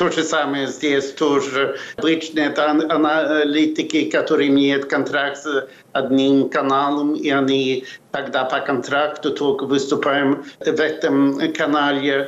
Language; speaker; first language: Russian; non-native, fluent; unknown